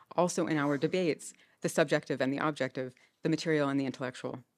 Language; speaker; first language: English; native; English